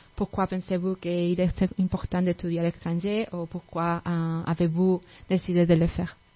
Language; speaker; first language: French; non-native, fluent; Spanish